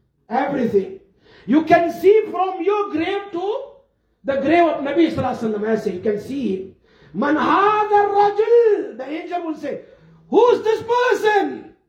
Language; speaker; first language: English; non-native, local second language; Urdu